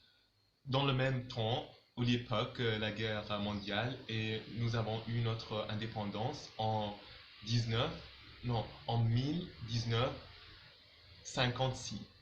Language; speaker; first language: French; non-native, local second language; Arabic